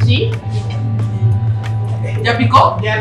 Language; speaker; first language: Spanish; native; Spanish